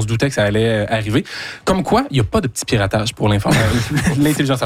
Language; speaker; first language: French; native; French